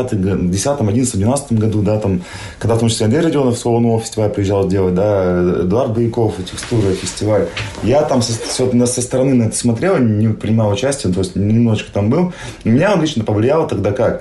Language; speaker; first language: Russian; native; Russian